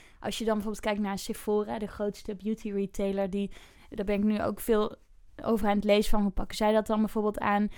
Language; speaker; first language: Dutch; native; Dutch